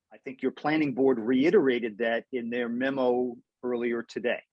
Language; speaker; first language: English; native; English